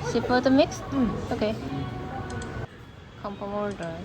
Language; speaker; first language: English; non-native, learner; Korean